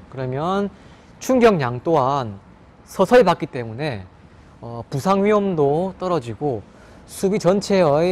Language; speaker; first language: Korean; native; Korean